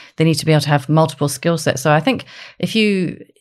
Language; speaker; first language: English; native; English